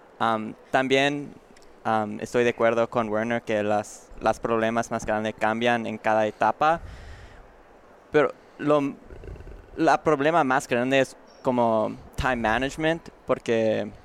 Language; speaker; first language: Spanish; non-native, learner; English